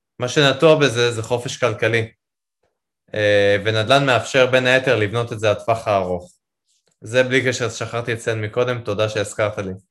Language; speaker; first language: Hebrew; native; Hebrew